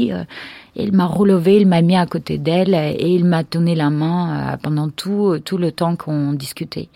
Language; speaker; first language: French; non-native, fluent; Russian